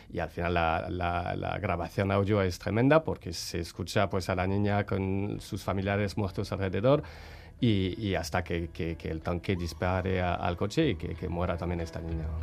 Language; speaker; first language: Spanish; non-native, fluent; French